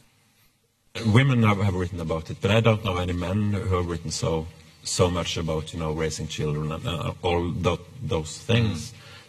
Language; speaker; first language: English; non-native, fluent; Norwegian